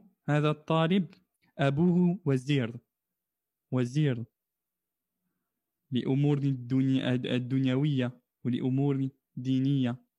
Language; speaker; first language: Arabic; non-native, fluent; French